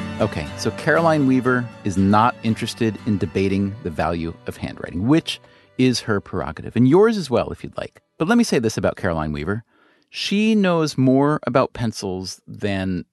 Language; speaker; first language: English; native; English